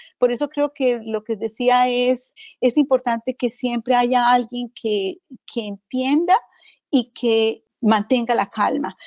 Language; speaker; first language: Spanish; native; Spanish